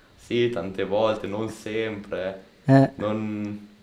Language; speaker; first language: Italian; native; Italian